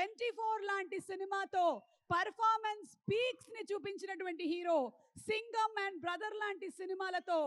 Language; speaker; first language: Telugu; native; Telugu